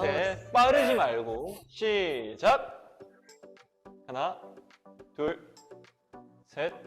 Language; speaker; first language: Korean; native; Korean